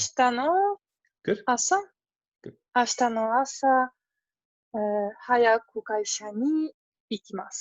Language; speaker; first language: Japanese; non-native, learner; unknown